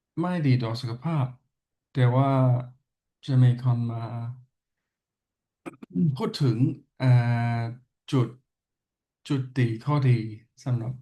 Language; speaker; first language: Thai; non-native, learner; English